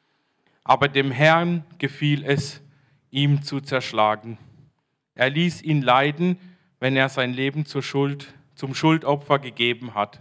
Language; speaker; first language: German; native; German